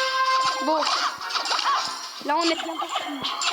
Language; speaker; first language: French; native; French